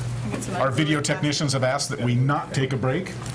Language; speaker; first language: English; native; English